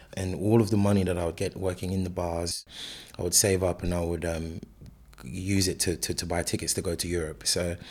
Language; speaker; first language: English; native; English